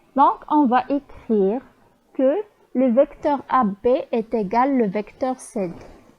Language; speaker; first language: French; non-native, local second language; Arabic